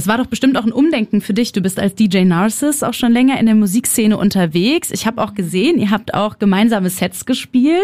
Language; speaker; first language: German; native; German